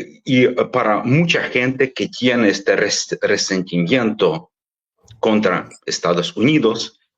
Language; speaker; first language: Spanish; non-native, fluent; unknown